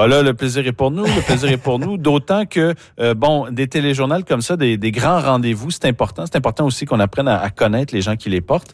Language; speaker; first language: French; native; French